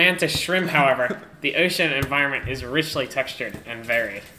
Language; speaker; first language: English; native; English